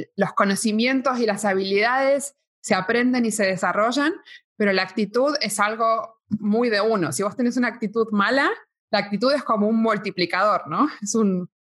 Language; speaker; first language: Spanish; native; Spanish